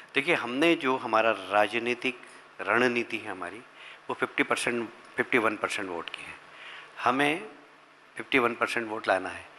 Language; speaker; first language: Hindi; native; Hindi